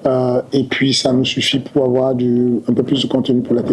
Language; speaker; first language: French; native; French